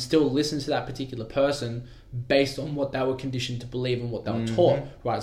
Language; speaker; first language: English; native; English